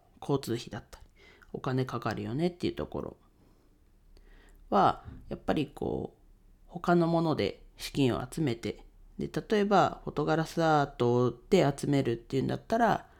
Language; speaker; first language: Japanese; native; Japanese